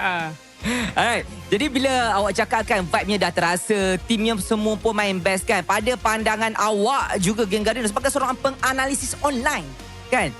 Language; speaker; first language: Malay; native; Malay